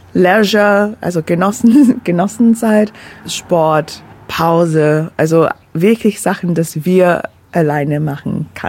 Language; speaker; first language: German; non-native, fluent; English